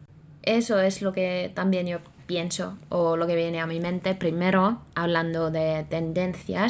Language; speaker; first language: Spanish; non-native, fluent; Finnish